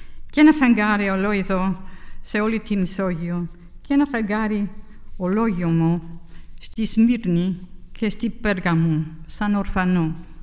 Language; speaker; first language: Greek; non-native, fluent; English